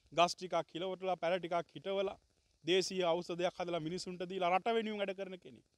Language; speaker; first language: Sinhala; native; Sinhala